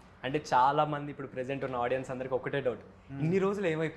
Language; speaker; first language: Telugu; native; Telugu